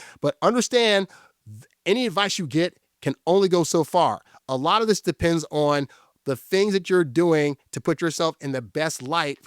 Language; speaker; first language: English; native; English